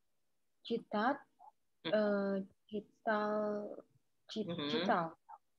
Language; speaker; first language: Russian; non-native, learner; Indonesian